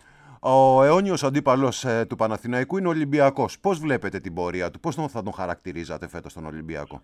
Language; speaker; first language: Greek; native; Greek